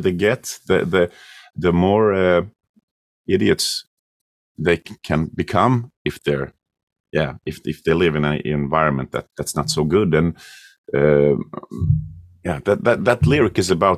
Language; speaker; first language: English; non-native, fluent; Swedish